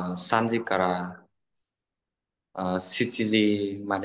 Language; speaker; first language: Japanese; non-native, learner; Vietnamese